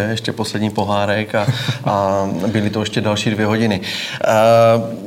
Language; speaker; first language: Czech; native; Czech